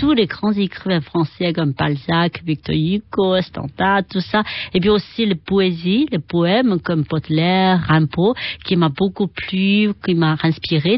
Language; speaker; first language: French; non-native, fluent; Chinese